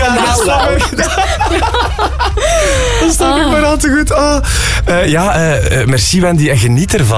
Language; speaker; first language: Dutch; native; Dutch